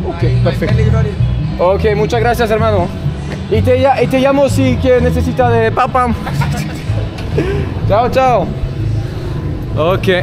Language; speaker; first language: Spanish; non-native, learner; French